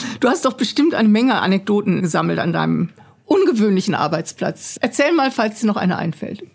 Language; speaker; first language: German; native; German